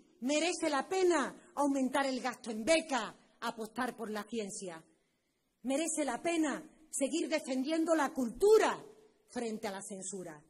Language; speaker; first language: Spanish; native; Spanish